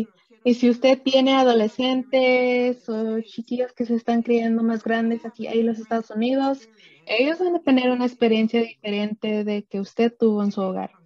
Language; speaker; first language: Spanish; early bilingual, other home language; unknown